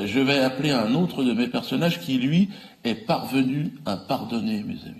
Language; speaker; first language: French; native; French